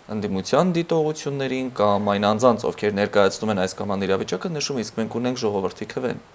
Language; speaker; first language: Armenian; native; Armenian